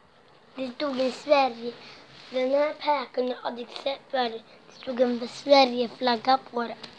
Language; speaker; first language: Swedish; non-native, local second language; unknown